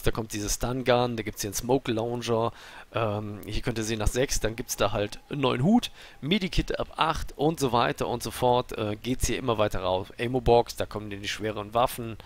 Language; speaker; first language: German; native; German